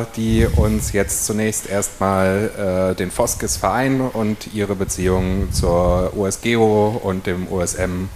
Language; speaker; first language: German; native; German